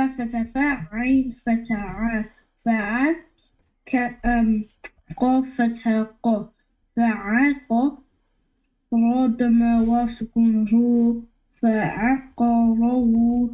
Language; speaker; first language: Arabic; non-native, learner; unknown